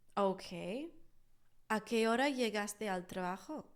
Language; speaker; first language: Spanish; non-native, fluent; English